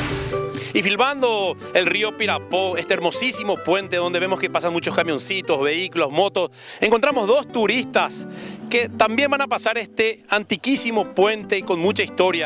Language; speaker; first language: Spanish; native; Spanish